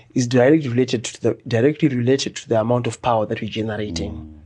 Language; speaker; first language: English; non-native, local second language; Shona